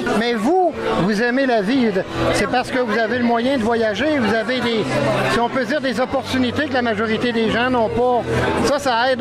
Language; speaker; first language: French; native; French